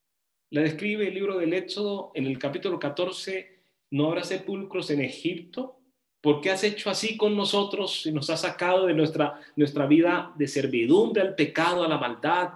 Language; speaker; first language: Spanish; native; Spanish